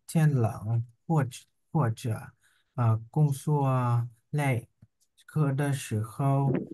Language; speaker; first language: Chinese; non-native, learner; Vietnamese